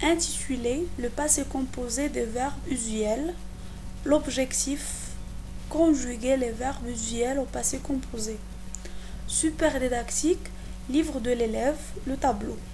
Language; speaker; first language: French; non-native, local second language; Arabic